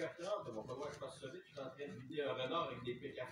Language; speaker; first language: French; native; French